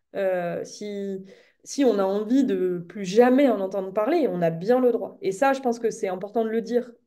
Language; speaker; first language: French; native; French